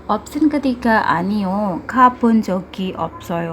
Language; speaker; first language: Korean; non-native, fluent; Indonesian